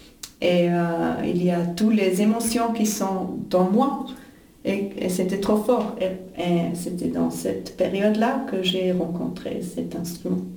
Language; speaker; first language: French; non-native, fluent; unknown